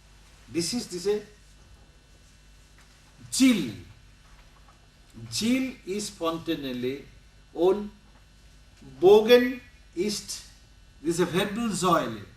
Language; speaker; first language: German; non-native, learner; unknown